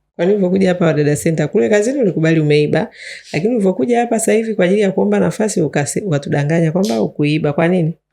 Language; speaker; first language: Swahili; native; Swahili